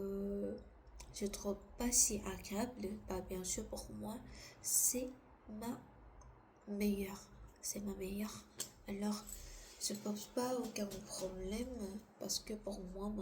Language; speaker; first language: French; non-native, learner; Korean